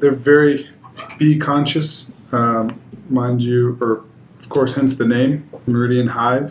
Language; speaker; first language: English; native; English